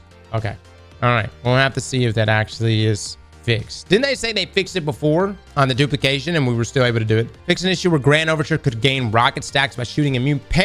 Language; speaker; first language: English; native; English